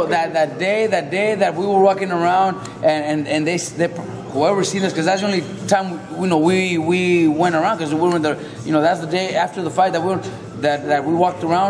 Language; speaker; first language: English; native; English